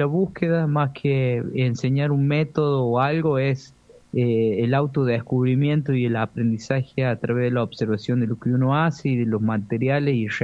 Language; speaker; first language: Spanish; native; Spanish